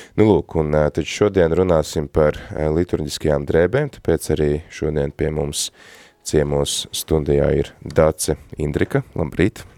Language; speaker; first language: Latvian; native; Latvian